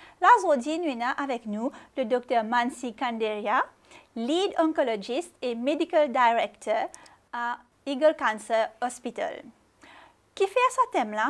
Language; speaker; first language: French; non-native, local second language; Morisyen